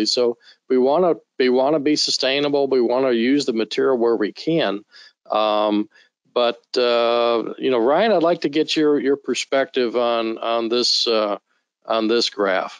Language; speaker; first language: English; native; English